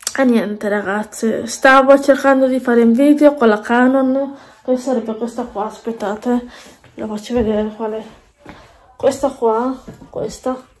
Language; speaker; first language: Italian; native; Italian